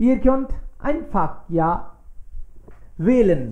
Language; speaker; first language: German; non-native, fluent; Hindi